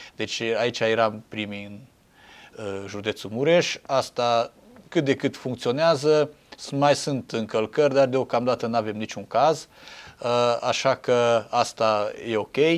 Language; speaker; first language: Romanian; non-native, local second language; Hungarian